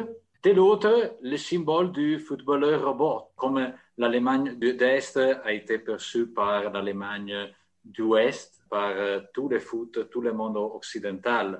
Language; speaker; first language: French; non-native, fluent; Italian